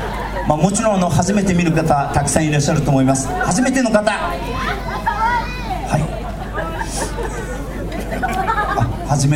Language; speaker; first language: Japanese; native; Japanese